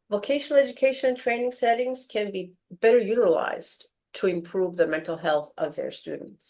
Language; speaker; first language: English; non-native, fluent; Greek